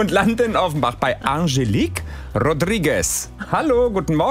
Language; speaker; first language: German; native; German